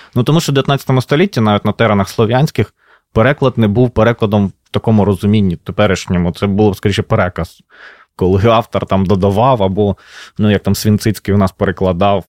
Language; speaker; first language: Ukrainian; native; Ukrainian